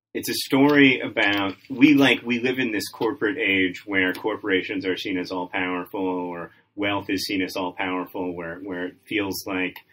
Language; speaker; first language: English; native; English